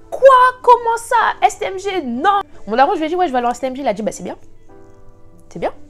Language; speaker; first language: French; native; French